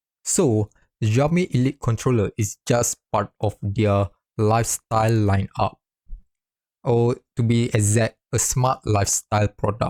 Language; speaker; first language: English; non-native, fluent; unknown